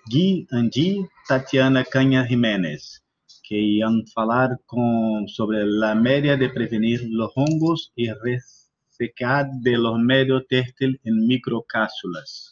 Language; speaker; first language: Spanish; non-native, learner; Portuguese